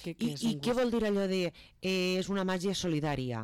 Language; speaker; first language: Catalan; native; Catalan